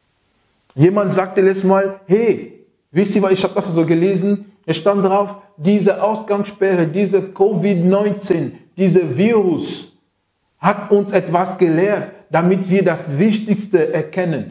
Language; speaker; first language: German; non-native, fluent; French